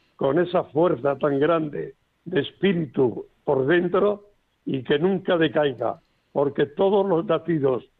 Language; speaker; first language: Spanish; native; Spanish